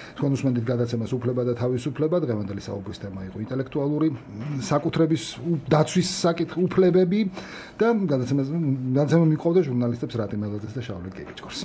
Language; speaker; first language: Georgian; native; Georgian